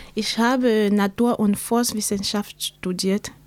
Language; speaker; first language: German; non-native, learner; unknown